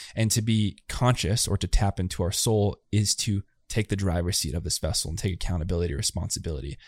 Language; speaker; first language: English; native; English